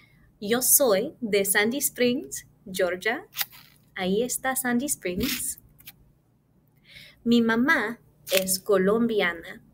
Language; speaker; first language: Spanish; early bilingual, heritage; English